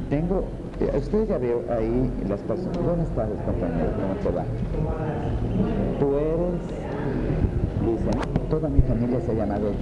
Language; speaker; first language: Spanish; native; Spanish